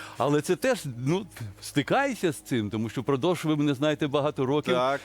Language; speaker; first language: Ukrainian; native; Ukrainian